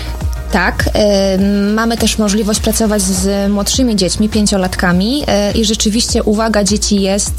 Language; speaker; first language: Polish; native; Polish